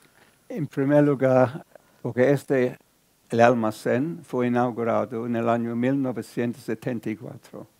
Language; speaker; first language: Spanish; non-native, fluent; English